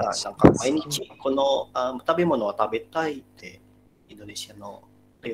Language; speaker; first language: Japanese; non-native, learner; Indonesian